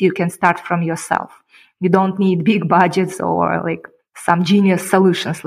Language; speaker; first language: English; non-native, fluent; Kyrgyz